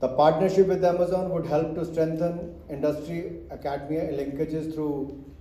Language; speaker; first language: English; non-native, local second language; Hindi